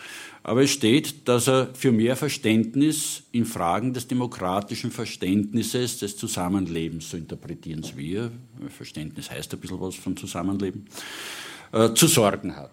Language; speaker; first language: German; native; German